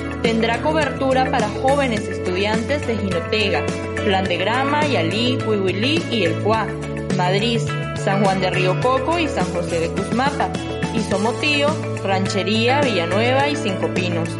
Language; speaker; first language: Spanish; native; Spanish